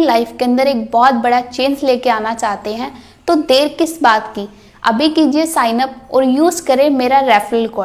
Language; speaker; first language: Hindi; native; Hindi